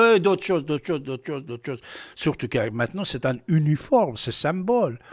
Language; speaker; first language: French; non-native, fluent; Persian